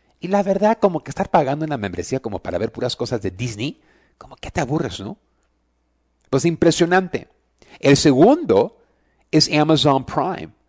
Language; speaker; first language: Spanish; early bilingual, heritage; Spanish